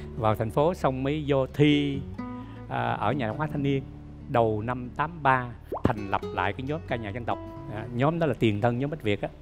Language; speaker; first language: Vietnamese; native; Vietnamese